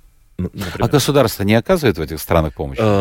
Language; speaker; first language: Russian; native; Russian